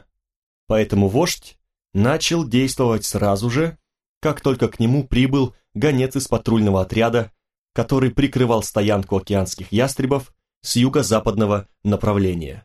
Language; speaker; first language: Russian; native; Russian